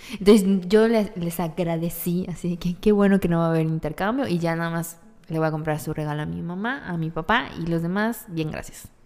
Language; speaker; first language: Spanish; native; Spanish